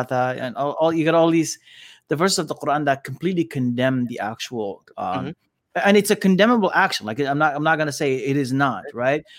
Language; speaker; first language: English; native; English